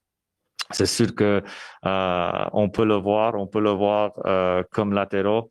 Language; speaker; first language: French; non-native, local second language; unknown